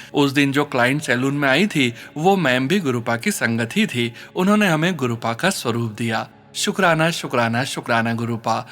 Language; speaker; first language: Hindi; native; Hindi